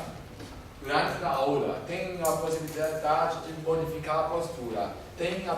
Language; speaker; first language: Portuguese; non-native, fluent; German